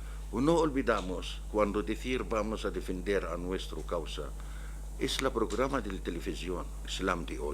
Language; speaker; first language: Spanish; non-native, learner; Arabic